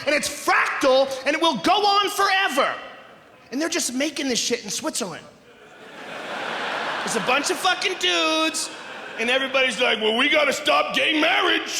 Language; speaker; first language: English; native; English